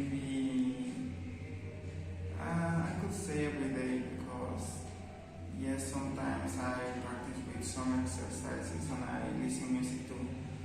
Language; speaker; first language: English; non-native, learner; Spanish